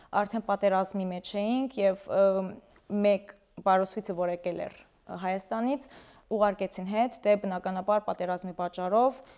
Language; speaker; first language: Armenian; early bilingual, heritage; Armenian